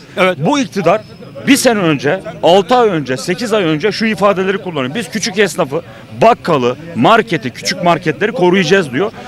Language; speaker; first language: Turkish; native; Turkish